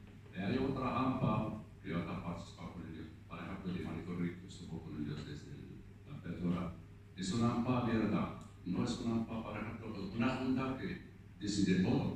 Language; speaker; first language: Spanish; non-native, fluent; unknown